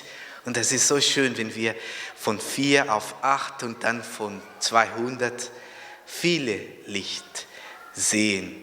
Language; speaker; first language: German; non-native, fluent; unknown